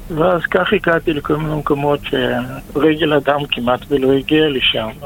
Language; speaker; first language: Hebrew; non-native, fluent; Russian